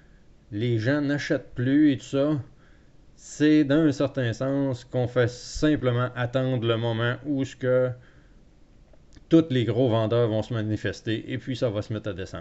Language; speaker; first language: French; native; French